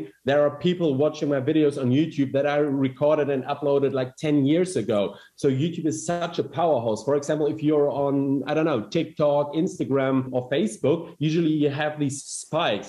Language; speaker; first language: English; non-native, fluent; German